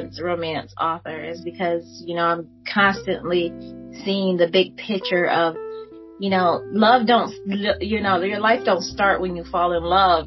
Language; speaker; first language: English; native; English